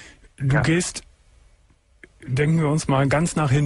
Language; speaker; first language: German; native; German